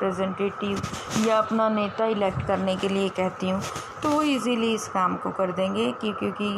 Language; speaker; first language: Hindi; native; Hindi